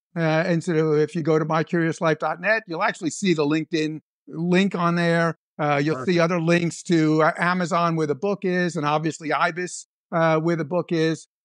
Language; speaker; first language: English; native; English